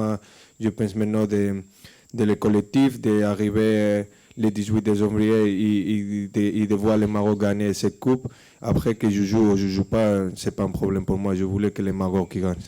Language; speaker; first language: French; non-native, fluent; Spanish